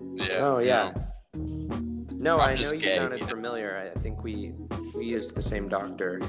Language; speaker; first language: English; native; English